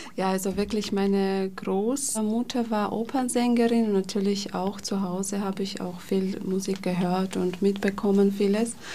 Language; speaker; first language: German; non-native, fluent; Armenian